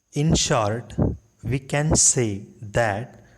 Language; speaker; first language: English; non-native, local second language; Marathi